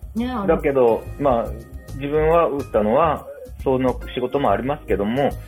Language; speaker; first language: Japanese; native; Japanese